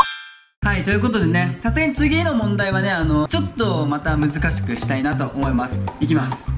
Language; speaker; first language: Japanese; native; Japanese